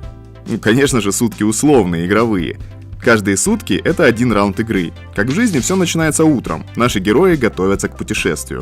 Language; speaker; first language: Russian; native; Russian